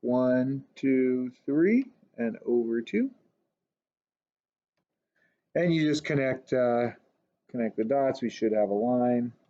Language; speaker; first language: English; native; English